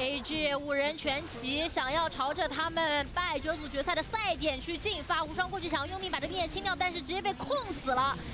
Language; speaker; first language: Chinese; native; Chinese